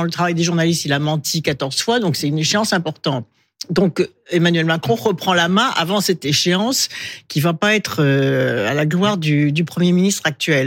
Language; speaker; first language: French; native; French